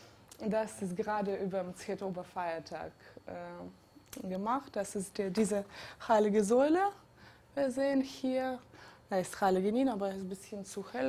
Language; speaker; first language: German; non-native, fluent; Georgian